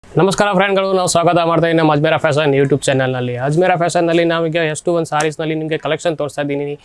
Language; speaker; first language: Kannada; non-native, learner; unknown